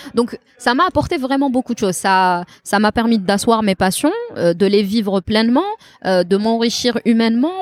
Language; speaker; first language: French; non-native, local second language; Kabyle